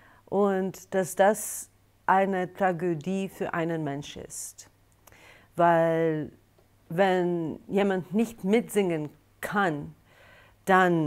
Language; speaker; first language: German; non-native, fluent; Russian